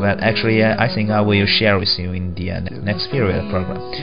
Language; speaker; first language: English; non-native, fluent; Chinese